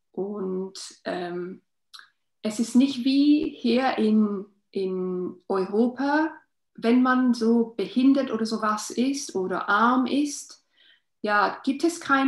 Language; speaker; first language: German; non-native, learner; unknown